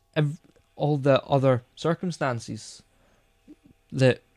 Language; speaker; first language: English; native; English